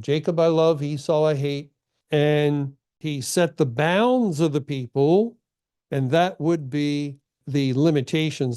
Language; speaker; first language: English; native; English